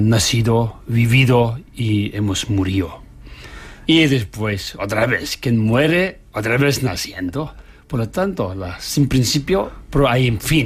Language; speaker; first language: Spanish; non-native, learner; Tibetan